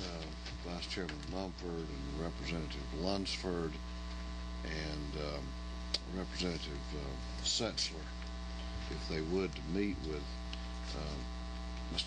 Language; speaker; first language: English; native; English